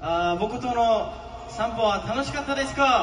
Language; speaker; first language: Japanese; non-native, learner; Korean